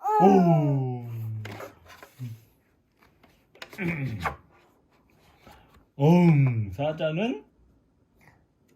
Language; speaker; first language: Korean; native; Korean